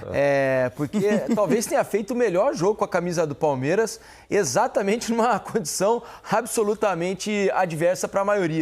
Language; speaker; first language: Portuguese; native; Portuguese